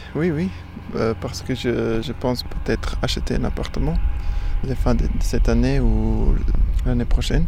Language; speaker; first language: French; non-native, learner; Afrikaans